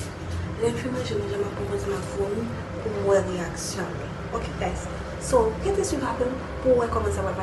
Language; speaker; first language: French; non-native, learner; Haitian Creole